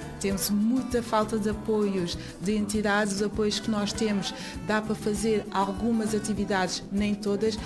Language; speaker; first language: Portuguese; early bilingual, other home language; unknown